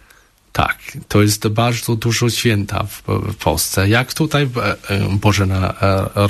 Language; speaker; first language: Polish; non-native, learner; Chinese